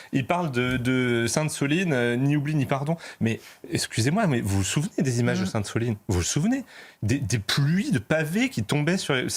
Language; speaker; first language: French; native; French